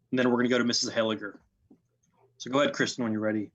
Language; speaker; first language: English; native; English